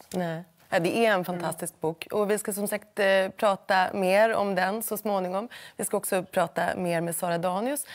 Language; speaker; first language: Swedish; native; Swedish